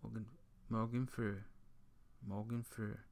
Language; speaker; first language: German; non-native, learner; English